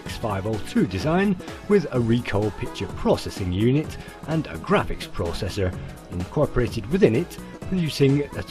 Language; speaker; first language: English; native; English